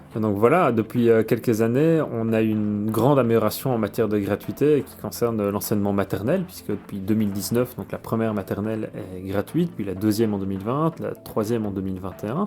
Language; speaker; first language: French; native; French